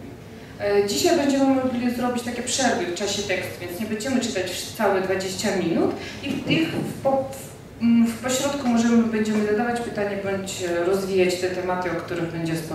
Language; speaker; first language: Polish; non-native, fluent; Georgian